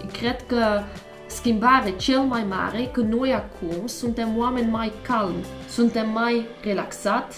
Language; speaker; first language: Romanian; non-native, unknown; Dutch